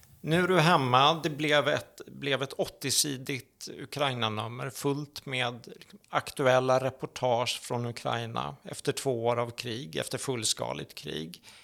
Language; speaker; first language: Swedish; native; Swedish